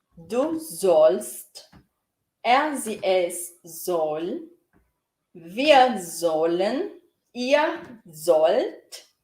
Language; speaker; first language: German; non-native, fluent; Portuguese